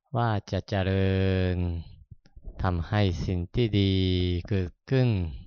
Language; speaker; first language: Thai; non-native, fluent; Japanese